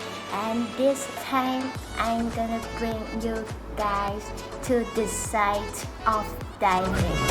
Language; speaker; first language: English; non-native, learner; Thai